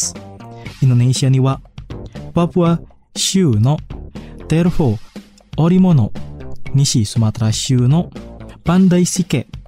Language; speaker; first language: Japanese; non-native, fluent; Indonesian